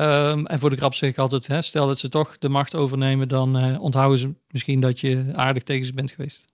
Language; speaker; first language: Dutch; native; Dutch